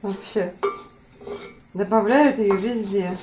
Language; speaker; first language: Russian; native; Russian